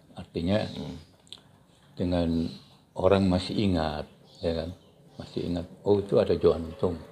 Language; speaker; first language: Indonesian; native; Indonesian